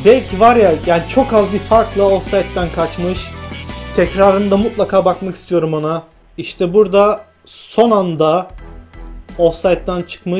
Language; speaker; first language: Turkish; native; Turkish